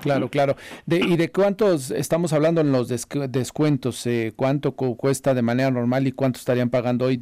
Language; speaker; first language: Spanish; native; Spanish